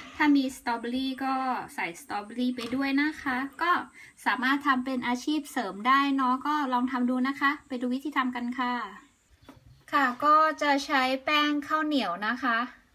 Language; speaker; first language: Thai; native; Thai